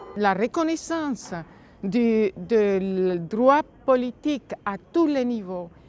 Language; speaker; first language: French; non-native, fluent; Spanish